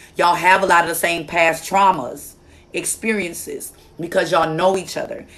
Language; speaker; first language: English; native; English